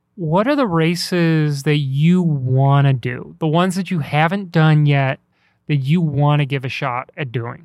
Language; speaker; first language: English; native; English